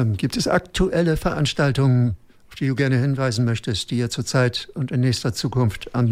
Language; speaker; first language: German; native; German